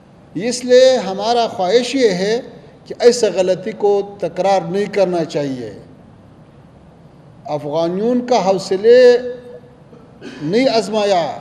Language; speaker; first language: Hindi; non-native, fluent; Pashto